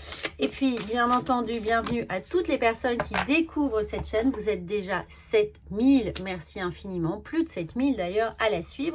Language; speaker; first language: French; native; French